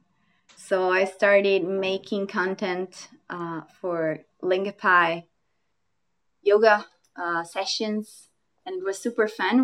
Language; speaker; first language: English; non-native, fluent; Spanish